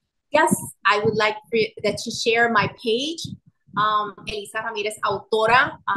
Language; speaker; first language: English; non-native, local second language; Spanish